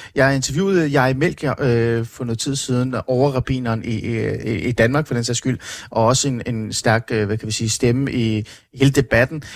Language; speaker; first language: Danish; early bilingual, other home language; Persian